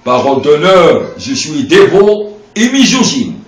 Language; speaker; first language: French; non-native, local second language; Arabic